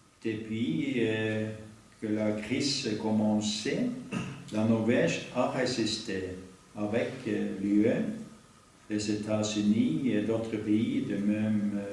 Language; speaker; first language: French; non-native, learner; Norwegian